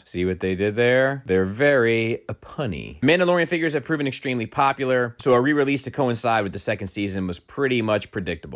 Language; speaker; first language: English; native; English